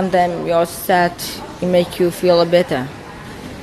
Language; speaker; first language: English; non-native, fluent; Arabic